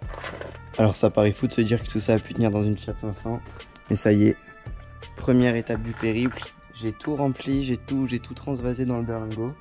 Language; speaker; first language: French; native; French